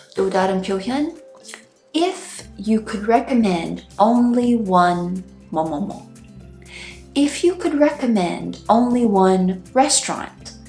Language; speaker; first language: English; native; English